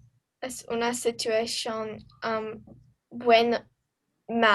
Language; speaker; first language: Spanish; non-native, learner; English